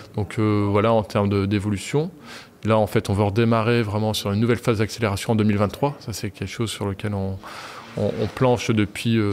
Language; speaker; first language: French; native; French